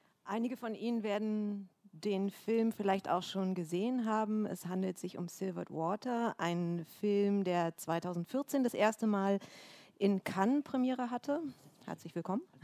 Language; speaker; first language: German; native; German